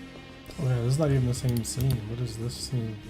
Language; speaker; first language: English; native; English